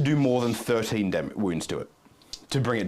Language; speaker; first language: English; native; English